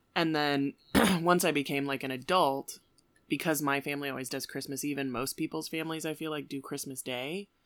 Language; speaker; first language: English; native; English